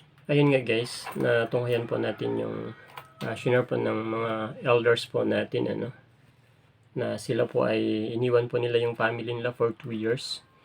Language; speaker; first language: Filipino; native; Filipino